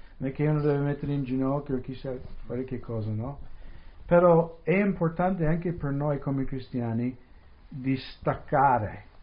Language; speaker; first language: Italian; non-native, fluent; English